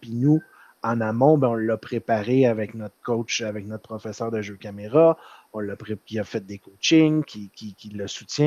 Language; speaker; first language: French; native; French